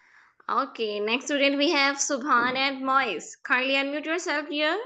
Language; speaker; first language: English; non-native, fluent; Urdu